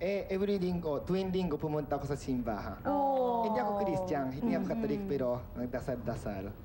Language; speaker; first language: Filipino; non-native, learner; Japanese